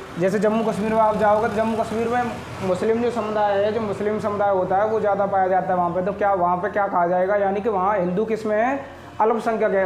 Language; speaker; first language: Hindi; native; Hindi